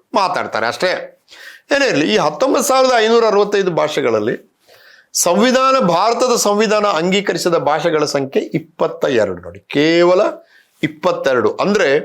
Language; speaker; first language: Kannada; non-native, local second language; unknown